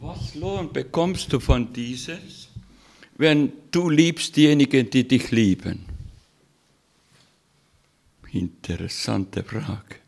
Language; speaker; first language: German; non-native, learner; Russian